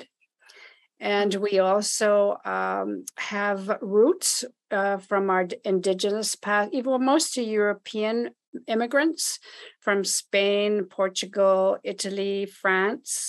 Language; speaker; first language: English; non-native, fluent; Spanish